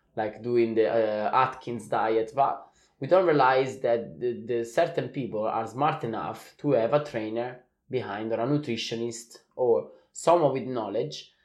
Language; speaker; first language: English; non-native, fluent; Italian